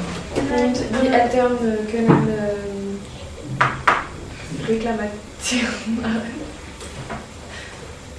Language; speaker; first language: German; non-native, learner; French